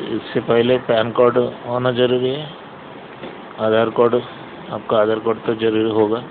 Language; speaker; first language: Hindi; non-native, local second language; Telugu